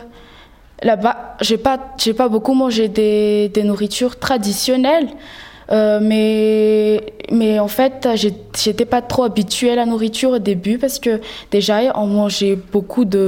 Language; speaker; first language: French; non-native, local second language; Malagasy